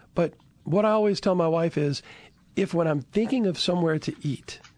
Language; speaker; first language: English; native; English